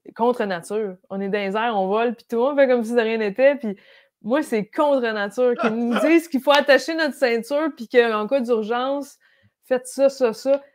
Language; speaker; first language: French; native; French